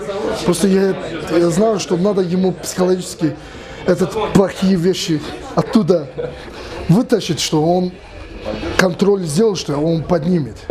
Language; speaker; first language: Russian; non-native, learner; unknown